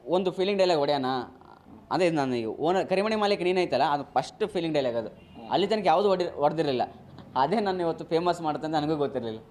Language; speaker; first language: Kannada; native; Kannada